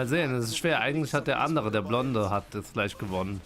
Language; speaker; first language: German; early bilingual, heritage; German